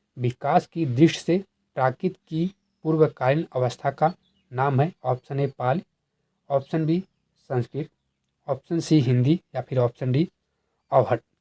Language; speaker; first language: Hindi; native; Hindi